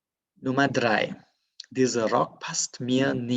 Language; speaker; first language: German; non-native, fluent; Indonesian